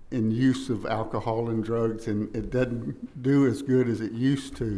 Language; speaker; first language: English; native; English